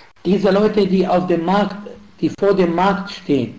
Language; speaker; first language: German; non-native, fluent; Arabic